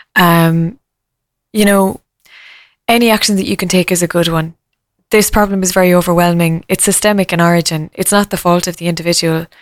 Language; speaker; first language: English; native; English